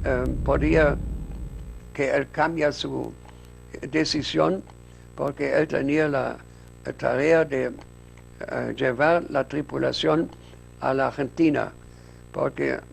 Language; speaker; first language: Spanish; non-native, fluent; German